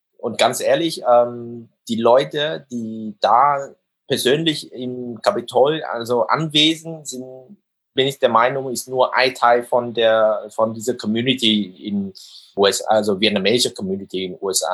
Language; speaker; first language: German; non-native, fluent; Vietnamese